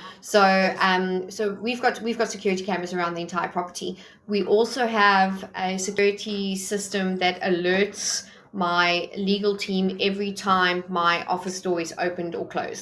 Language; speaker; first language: English; native; English